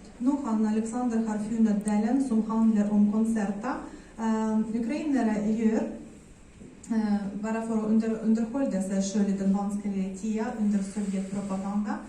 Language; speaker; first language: Swedish; non-native, fluent; Ukrainian